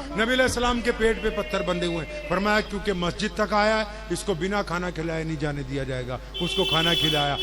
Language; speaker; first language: Urdu; non-native, local second language; Punjabi